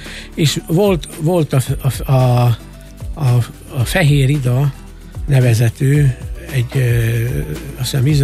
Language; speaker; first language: Hungarian; native; Hungarian